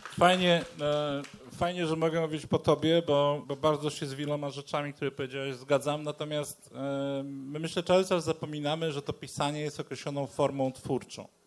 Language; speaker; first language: Polish; native; Polish